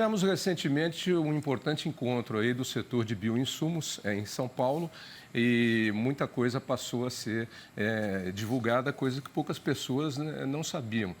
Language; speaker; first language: Portuguese; native; Portuguese